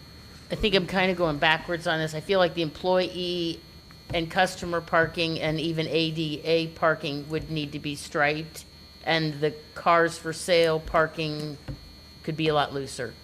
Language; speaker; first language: English; native; English